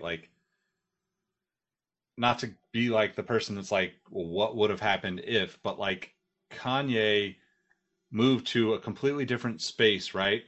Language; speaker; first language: English; native; English